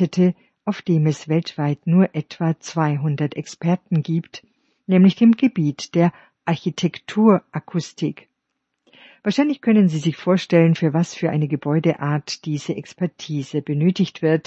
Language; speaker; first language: German; native; German